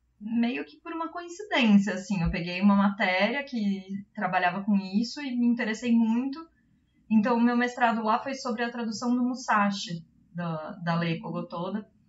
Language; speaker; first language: Portuguese; native; Portuguese